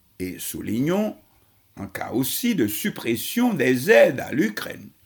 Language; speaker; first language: French; non-native, local second language; Haitian Creole